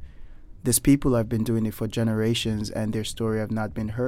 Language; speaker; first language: English; non-native, local second language; Yoruba